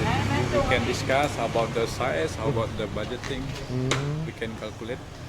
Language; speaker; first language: English; non-native, learner; Indonesian